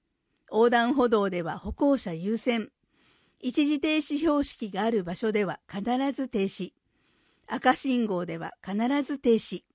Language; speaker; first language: Japanese; native; Japanese